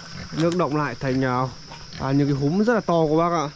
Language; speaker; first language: Vietnamese; native; Vietnamese